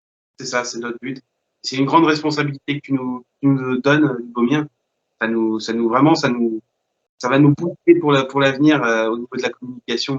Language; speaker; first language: French; native; French